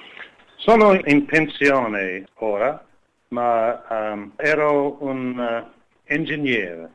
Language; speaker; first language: Italian; non-native, learner; English